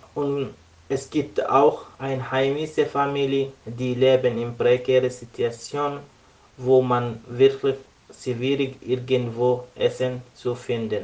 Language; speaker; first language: German; non-native, learner; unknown